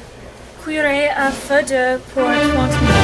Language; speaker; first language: French; non-native, learner; English